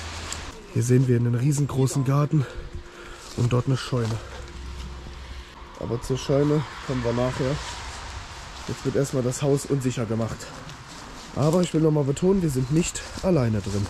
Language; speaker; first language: German; native; German